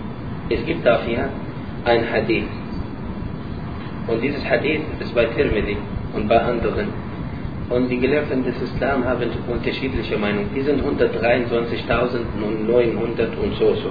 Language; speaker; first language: German; non-native, learner; Arabic